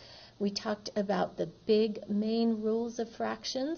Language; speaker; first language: English; native; English